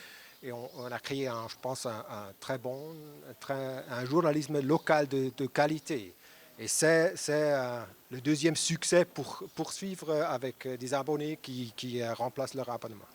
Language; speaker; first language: French; non-native, local second language; German